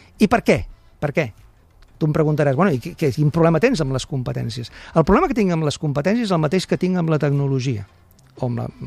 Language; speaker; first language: Catalan; native; Catalan